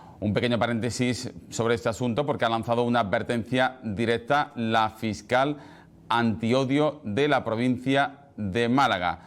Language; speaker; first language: Spanish; native; Spanish